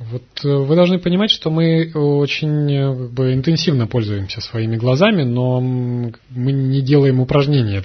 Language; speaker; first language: Russian; native; Russian